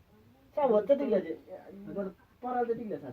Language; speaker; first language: French; non-native, learner; Nepali